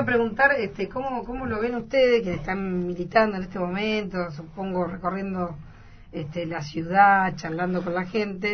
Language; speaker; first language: Spanish; native; Spanish